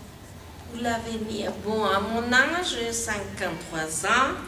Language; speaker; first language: French; non-native, fluent; Spanish